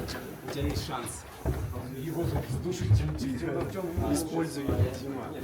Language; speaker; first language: Russian; native; Russian